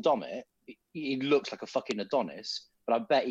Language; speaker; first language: English; native; English